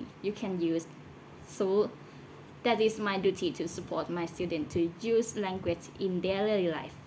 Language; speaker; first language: English; non-native, learner; Thai